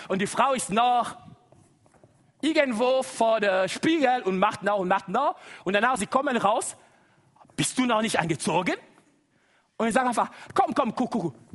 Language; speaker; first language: German; non-native, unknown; Lingala